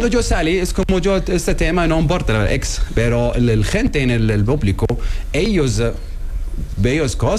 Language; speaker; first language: Spanish; non-native, learner; Arabic